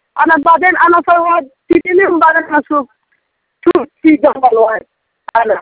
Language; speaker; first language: Arabic; non-native, learner; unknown